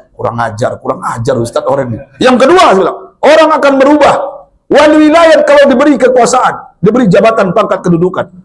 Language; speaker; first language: Indonesian; non-native, local second language; Minangkabau